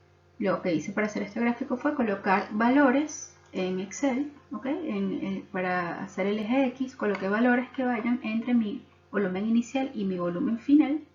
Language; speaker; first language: Spanish; native; Spanish